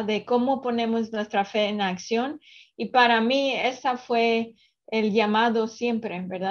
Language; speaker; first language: Spanish; early bilingual, other home language; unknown